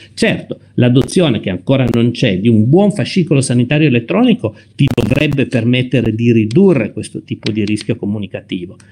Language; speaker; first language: Italian; native; Italian